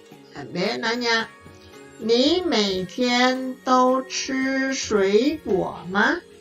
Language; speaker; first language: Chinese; non-native, fluent; Indonesian